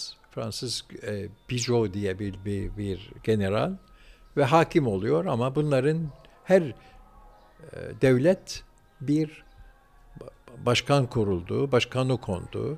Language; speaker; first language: Turkish; early bilingual, heritage; Turkish